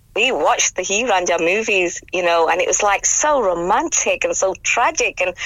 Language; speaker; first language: English; native; English